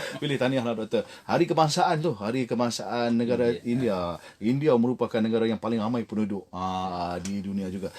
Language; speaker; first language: Malay; native; Malay